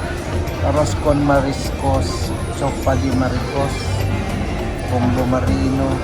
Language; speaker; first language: Spanish; non-native, learner; Filipino